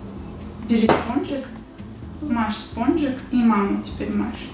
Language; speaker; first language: Russian; native; Russian